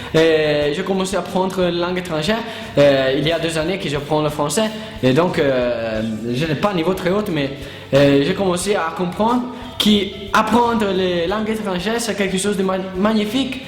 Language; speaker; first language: French; non-native, learner; Italian